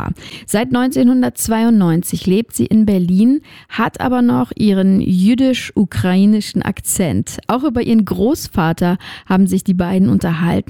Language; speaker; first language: German; native; German